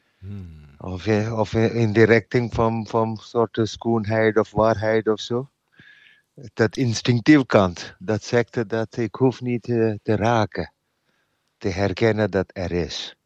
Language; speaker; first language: Dutch; non-native, learner; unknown